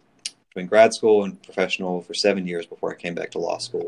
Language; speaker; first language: English; native; English